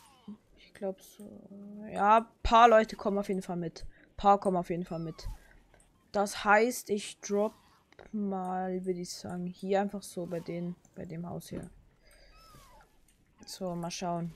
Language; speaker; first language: German; native; German